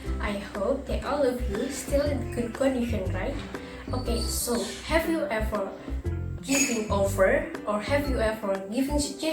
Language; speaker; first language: English; non-native, local second language; Indonesian